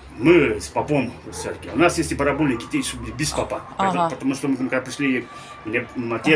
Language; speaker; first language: Russian; early bilingual, heritage; Russian